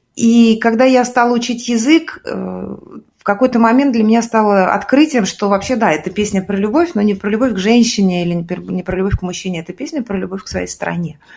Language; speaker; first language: Russian; native; Russian